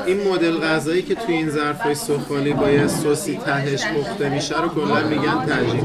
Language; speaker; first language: Persian; native; Persian